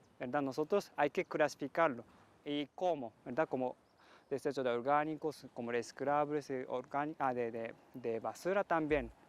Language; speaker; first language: Spanish; non-native, learner; Japanese